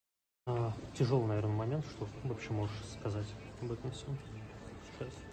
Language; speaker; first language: Russian; native; Russian